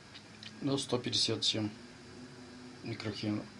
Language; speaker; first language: Russian; non-native, learner; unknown